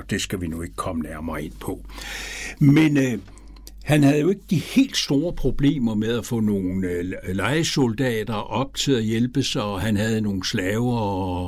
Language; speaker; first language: Danish; native; Danish